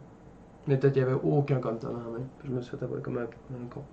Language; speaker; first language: French; native; French